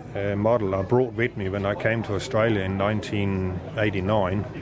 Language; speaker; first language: English; non-native, fluent; Danish